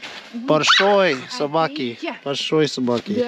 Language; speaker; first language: Russian; non-native, learner; English